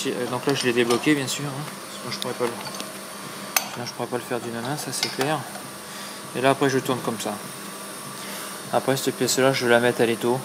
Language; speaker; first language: French; native; French